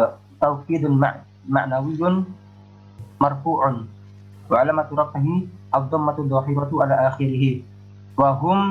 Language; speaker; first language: Arabic; non-native, learner; Indonesian